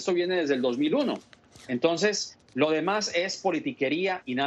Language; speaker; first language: Spanish; native; Spanish